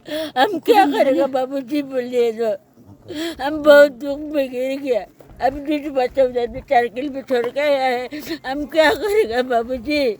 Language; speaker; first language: Hindi; non-native, local second language; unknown